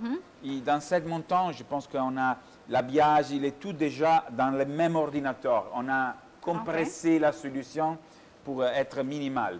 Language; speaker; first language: French; non-native, fluent; Italian